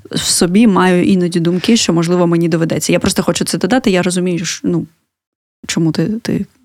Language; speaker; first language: Ukrainian; native; Ukrainian